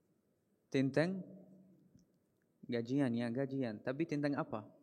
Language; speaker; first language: Indonesian; non-native, fluent; Arabic